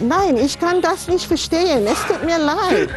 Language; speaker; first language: German; non-native, fluent; Malay